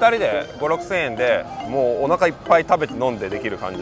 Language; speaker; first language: Japanese; native; Japanese